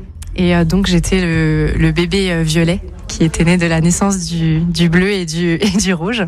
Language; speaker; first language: French; native; French